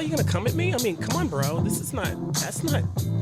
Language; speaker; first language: English; native; English